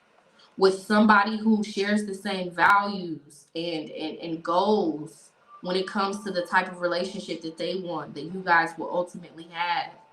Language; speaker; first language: English; native; English